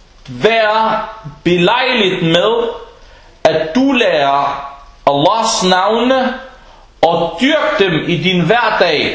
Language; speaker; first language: Danish; non-native, local second language; Arabic